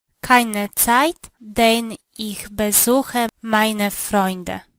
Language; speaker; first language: German; non-native, learner; Polish